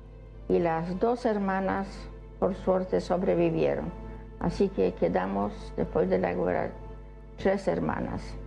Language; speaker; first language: Spanish; non-native, fluent; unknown